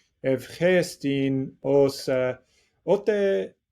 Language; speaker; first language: Greek; non-native, learner; English